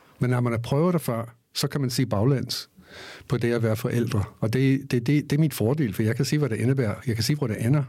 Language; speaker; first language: Danish; non-native, fluent; English